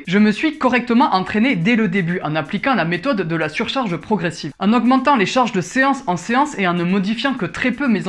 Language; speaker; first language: French; native; French